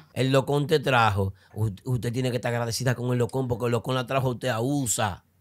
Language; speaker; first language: Spanish; native; Spanish